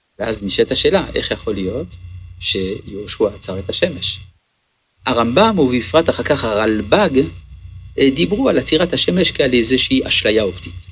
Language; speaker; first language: Hebrew; early bilingual, other home language; French